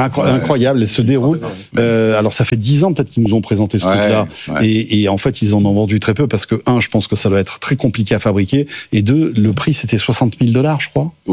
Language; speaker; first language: French; native; French